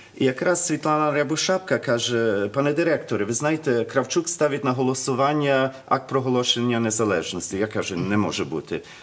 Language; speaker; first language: Ukrainian; early bilingual, heritage; Ukrainian